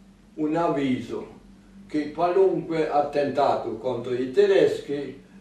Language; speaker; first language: Italian; non-native, fluent; German